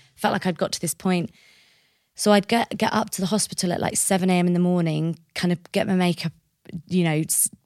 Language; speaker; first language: English; native; English